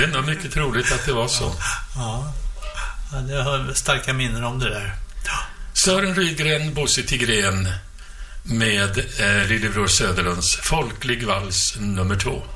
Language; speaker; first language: Swedish; native; Swedish